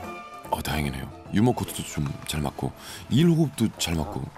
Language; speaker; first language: Korean; native; Korean